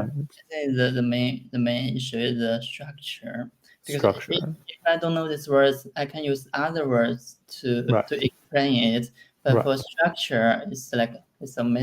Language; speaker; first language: English; non-native, learner; Chinese